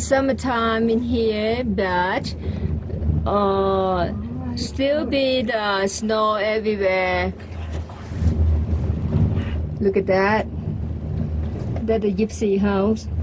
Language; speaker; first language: English; non-native, learner; Thai